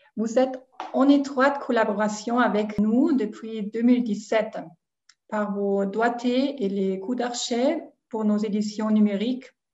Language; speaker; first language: French; non-native, fluent; German